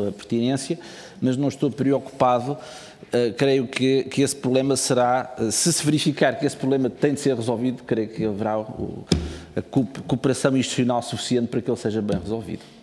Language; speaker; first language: Portuguese; native; Portuguese